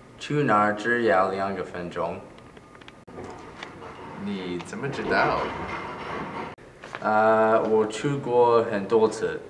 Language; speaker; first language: Chinese; non-native, learner; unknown